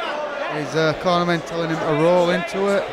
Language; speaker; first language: English; native; English